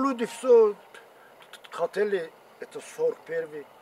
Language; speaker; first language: Russian; non-native, local second language; Azerbaijani